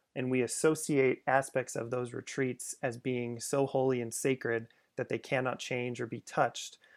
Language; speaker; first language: English; native; English